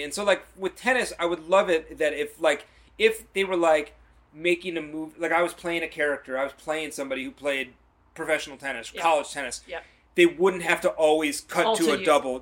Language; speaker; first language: English; native; English